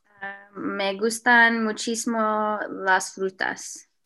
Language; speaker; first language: Spanish; non-native, learner; English